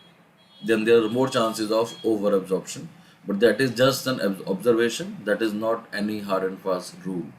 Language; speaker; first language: English; non-native, local second language; Hindi